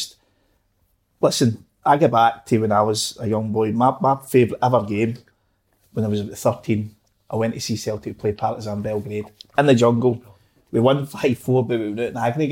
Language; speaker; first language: English; native; English